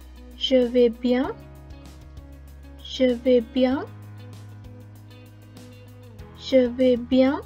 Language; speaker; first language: French; non-native, fluent; Sinhala